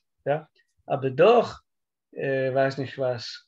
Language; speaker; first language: German; non-native, learner; Russian